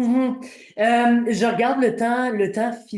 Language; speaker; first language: French; native; French